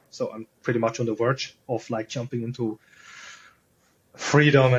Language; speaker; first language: English; non-native, fluent; German